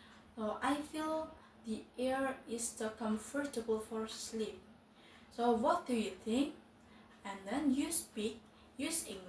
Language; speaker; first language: English; non-native, fluent; Indonesian